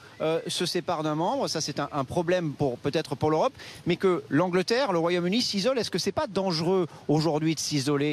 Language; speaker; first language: French; native; French